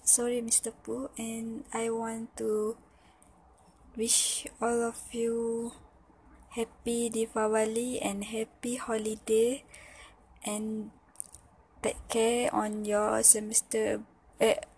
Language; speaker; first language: English; non-native, local second language; Malay